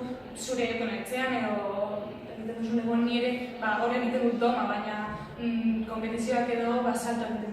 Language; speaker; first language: Basque; non-native, local second language; Spanish